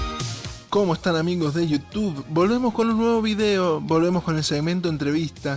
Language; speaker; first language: Spanish; native; Spanish